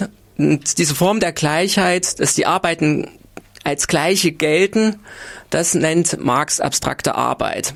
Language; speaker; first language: German; native; German